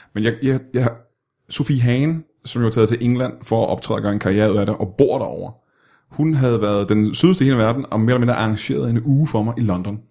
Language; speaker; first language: Danish; native; Danish